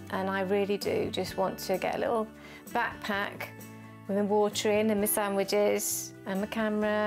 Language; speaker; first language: English; native; English